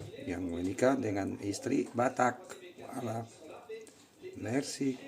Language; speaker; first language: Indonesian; non-native, learner; French